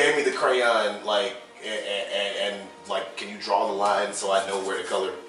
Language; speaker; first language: English; native; English